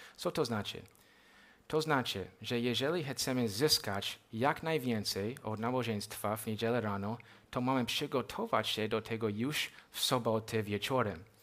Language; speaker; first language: Polish; non-native, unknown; English